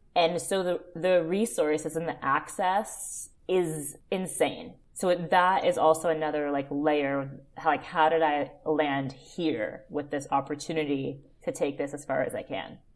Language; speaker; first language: English; native; English